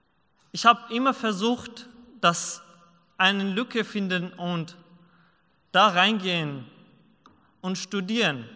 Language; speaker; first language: German; non-native, learner; Persian